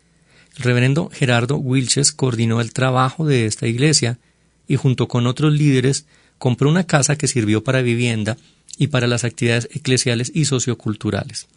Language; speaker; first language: Spanish; native; Spanish